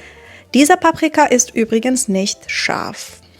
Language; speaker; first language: German; non-native, fluent; Persian